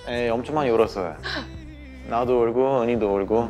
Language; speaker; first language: Korean; non-native, learner; Bulgarian